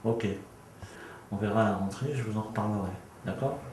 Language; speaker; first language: French; native; French